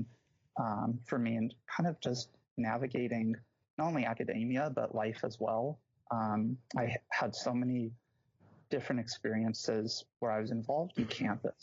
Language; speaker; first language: English; native; English